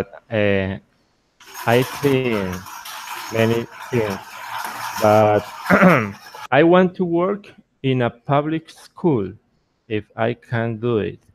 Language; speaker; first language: English; non-native, learner; Spanish